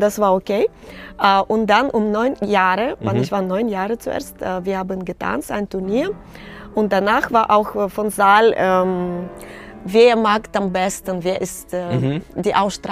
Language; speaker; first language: German; non-native, fluent; Russian